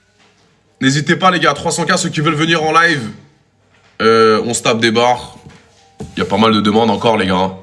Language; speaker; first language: French; native; French